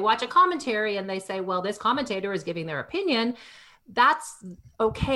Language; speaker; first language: English; native; English